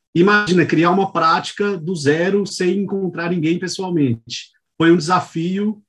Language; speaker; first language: Portuguese; native; Portuguese